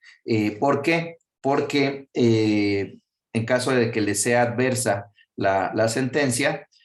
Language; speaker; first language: Spanish; native; Spanish